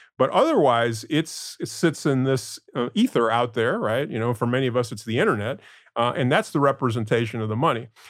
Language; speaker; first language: English; non-native, fluent; Spanish